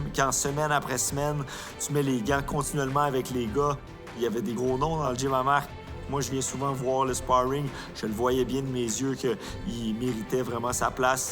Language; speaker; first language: French; native; French